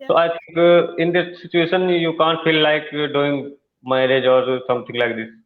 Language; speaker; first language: English; non-native, learner; Hindi